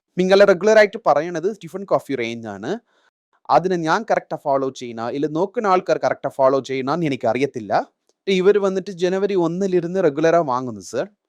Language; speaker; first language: Malayalam; native; Malayalam